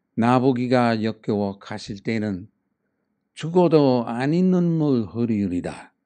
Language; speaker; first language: Korean; non-native, fluent; English